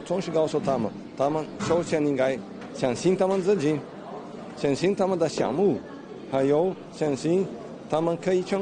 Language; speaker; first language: Chinese; non-native, learner; Portuguese